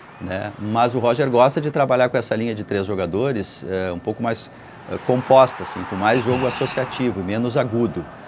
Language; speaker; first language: Portuguese; native; Portuguese